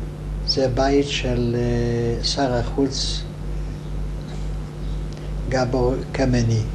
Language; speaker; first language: Hebrew; non-native, fluent; Hungarian